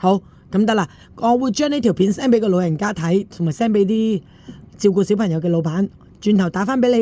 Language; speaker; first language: Cantonese; native; Cantonese